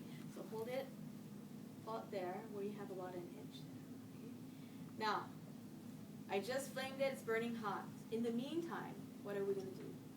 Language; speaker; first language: English; native; English